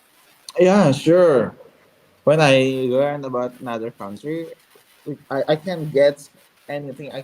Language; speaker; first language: English; non-native, learner; Indonesian